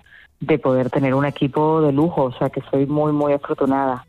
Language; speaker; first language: Spanish; native; Spanish